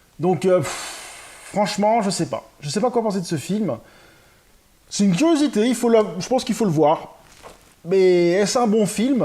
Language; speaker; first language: French; native; French